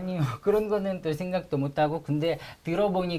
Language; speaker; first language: Korean; non-native, fluent; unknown